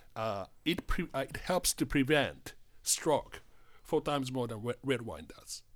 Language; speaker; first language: English; non-native, fluent; Japanese